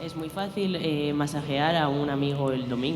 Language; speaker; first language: Spanish; native; Spanish